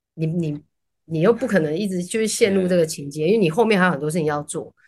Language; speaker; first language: Chinese; native; Chinese